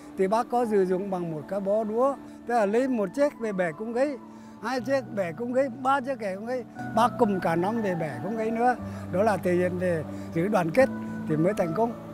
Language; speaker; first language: Vietnamese; non-native, local second language; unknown